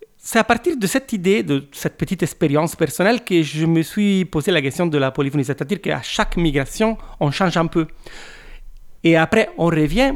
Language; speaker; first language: French; non-native, fluent; Italian